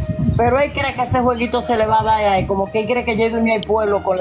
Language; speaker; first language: Spanish; native; Spanish